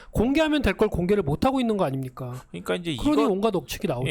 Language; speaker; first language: Korean; native; Korean